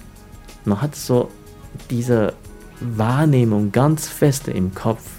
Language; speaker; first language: German; non-native, fluent; Chinese